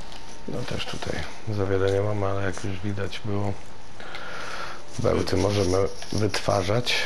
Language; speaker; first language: Polish; native; Polish